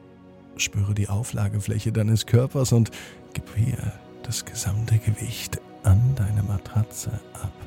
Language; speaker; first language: German; native; German